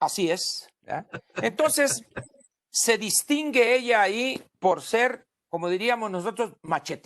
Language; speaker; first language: Spanish; native; Spanish